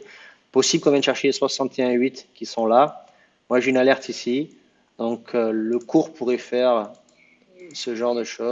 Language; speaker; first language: French; native; French